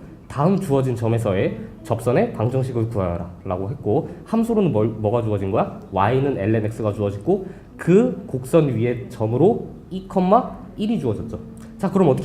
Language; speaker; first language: Korean; native; Korean